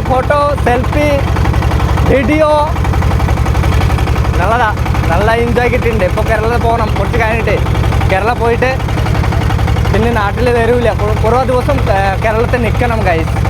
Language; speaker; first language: Malayalam; non-native, learner; Bangla